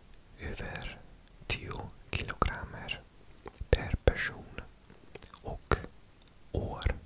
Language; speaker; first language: Swedish; non-native, learner; English